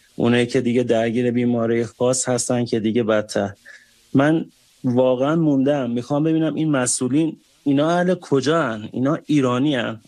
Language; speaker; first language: Persian; native; Persian